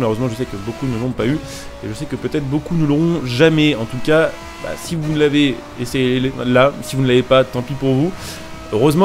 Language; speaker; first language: French; native; French